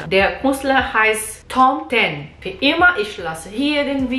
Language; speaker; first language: German; non-native, learner; Portuguese